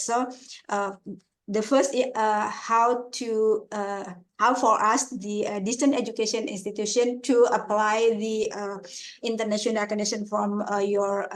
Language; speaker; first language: English; non-native, fluent; Indonesian